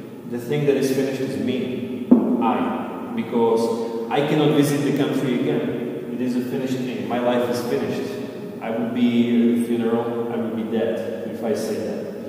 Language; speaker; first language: English; non-native, fluent; Czech